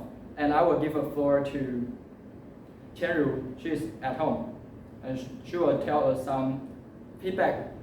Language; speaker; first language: English; non-native, learner; Chinese